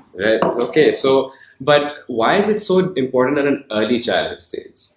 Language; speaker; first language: English; non-native, local second language; Urdu